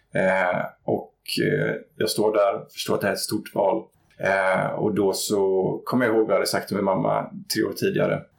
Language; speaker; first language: Swedish; native; Swedish